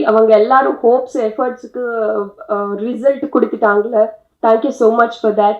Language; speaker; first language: Tamil; non-native, learner; Telugu